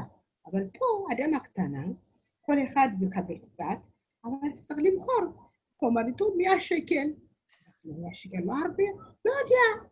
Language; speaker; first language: Hebrew; non-native, learner; Amharic